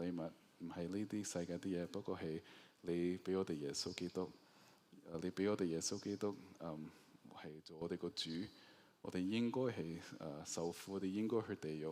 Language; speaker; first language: Cantonese; early bilingual, heritage; Cantonese